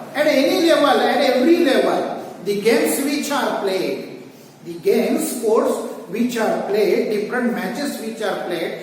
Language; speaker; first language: English; non-native, local second language; Marathi